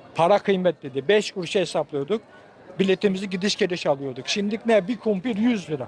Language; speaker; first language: Turkish; native; Turkish